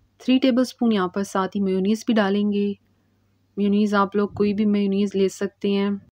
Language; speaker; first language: Urdu; native; Urdu